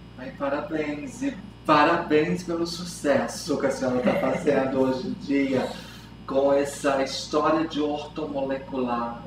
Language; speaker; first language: Portuguese; native; Portuguese